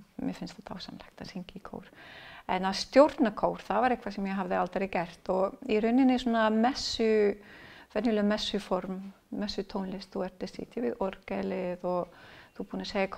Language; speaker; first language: Icelandic; non-native, fluent; English